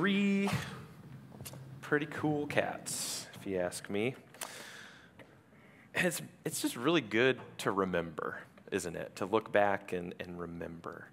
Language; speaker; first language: English; native; English